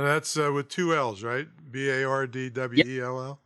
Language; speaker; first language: English; native; English